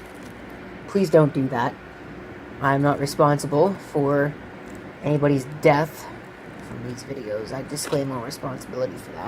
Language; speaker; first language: English; native; English